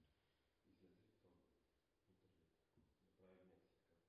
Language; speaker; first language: Bulgarian; non-native, fluent; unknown